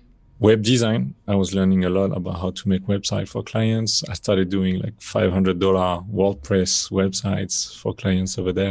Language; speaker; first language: English; non-native, fluent; French